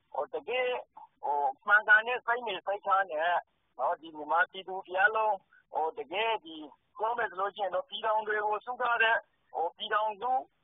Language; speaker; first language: Burmese; native; Burmese